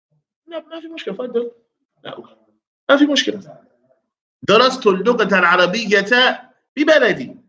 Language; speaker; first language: Arabic; non-native, fluent; English